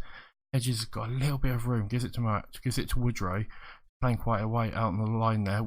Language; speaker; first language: English; native; English